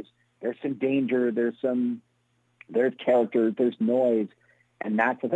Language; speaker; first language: English; native; English